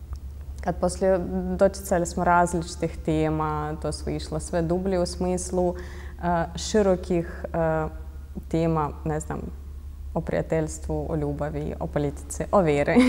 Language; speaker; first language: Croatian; non-native, fluent; Russian